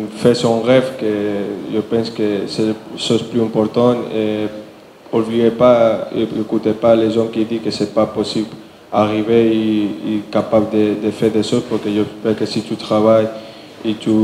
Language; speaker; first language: French; non-native, learner; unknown